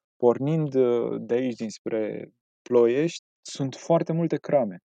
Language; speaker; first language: Romanian; native; Romanian